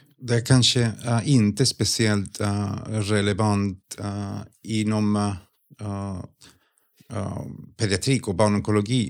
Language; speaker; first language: Swedish; non-native, fluent; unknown